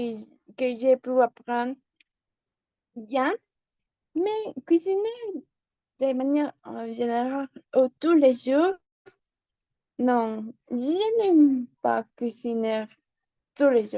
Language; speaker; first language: French; non-native, learner; Spanish